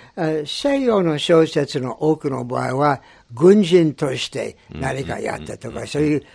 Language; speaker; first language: Japanese; non-native, fluent; English